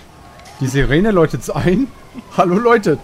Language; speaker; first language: German; native; German